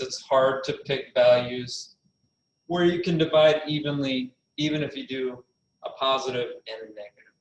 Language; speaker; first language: English; native; English